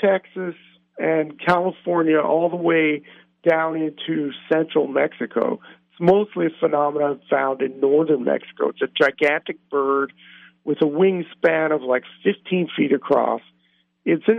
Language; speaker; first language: English; native; English